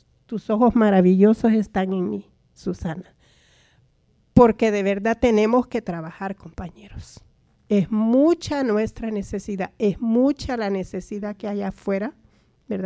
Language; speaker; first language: Spanish; native; Spanish